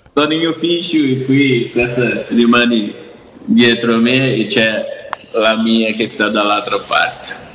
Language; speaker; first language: Italian; non-native, fluent; Portuguese